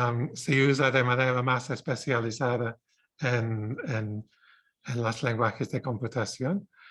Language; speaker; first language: Spanish; non-native, fluent; English